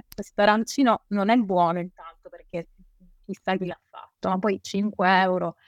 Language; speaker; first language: Italian; native; Italian